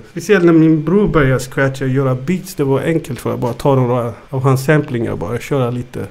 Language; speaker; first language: Swedish; early bilingual, other home language; Amharic